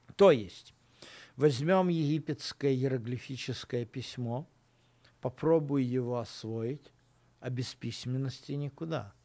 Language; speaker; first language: Russian; native; Russian